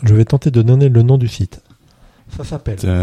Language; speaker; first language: French; native; French